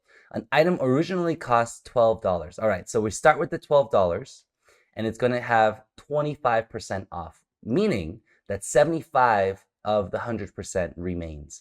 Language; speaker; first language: English; native; English